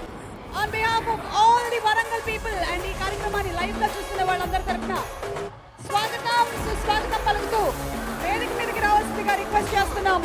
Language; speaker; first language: Telugu; native; Telugu